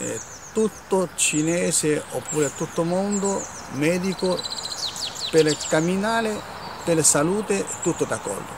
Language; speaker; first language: Italian; non-native, learner; Chinese